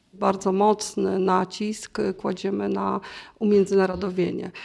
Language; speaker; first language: Polish; native; Polish